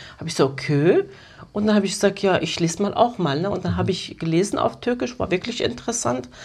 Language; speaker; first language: German; early bilingual, other home language; Kurdish